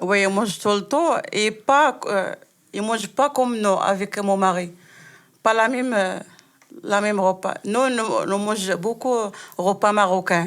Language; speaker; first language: French; non-native, learner; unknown